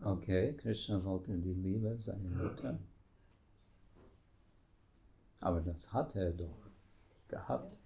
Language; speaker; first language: German; non-native, fluent; English